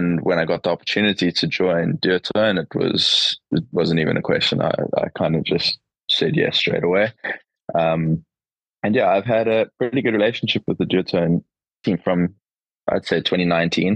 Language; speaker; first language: English; native; English